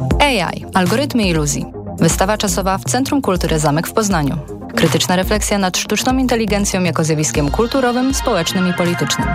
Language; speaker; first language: Polish; native; Polish